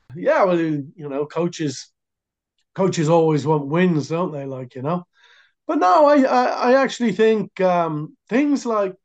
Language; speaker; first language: English; native; English